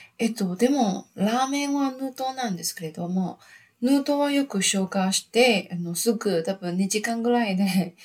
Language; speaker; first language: Japanese; non-native, learner; Chinese